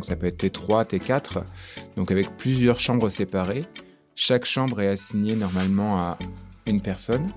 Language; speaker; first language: French; native; French